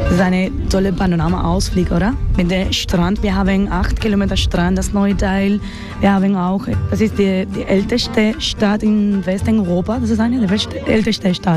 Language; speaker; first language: German; non-native, learner; Spanish